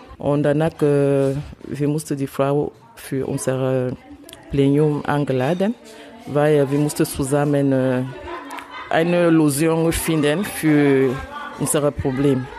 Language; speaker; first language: German; non-native, learner; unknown